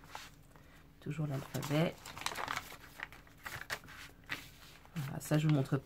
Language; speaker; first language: French; native; French